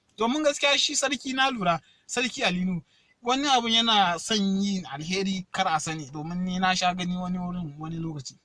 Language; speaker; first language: Hausa; non-native, local second language; Yoruba